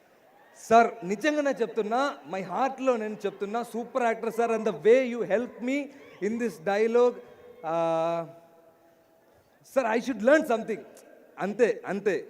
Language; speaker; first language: Telugu; non-native, learner; Malayalam